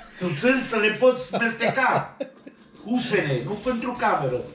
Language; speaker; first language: Romanian; native; Romanian